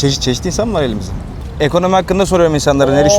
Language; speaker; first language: Turkish; native; Turkish